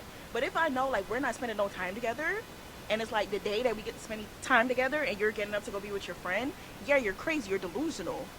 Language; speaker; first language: English; native; English